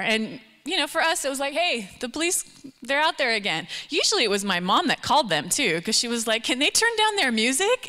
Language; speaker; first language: English; native; English